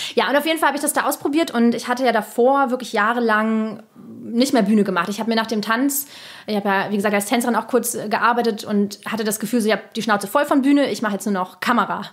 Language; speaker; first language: German; early bilingual, other home language; Russian